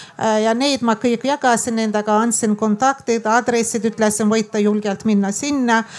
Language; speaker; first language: Estonian; non-native, fluent; Azerbaijani